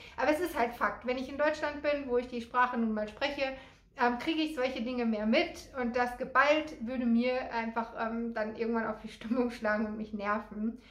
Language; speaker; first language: German; native; German